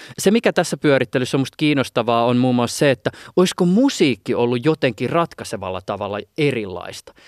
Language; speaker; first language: Finnish; native; Finnish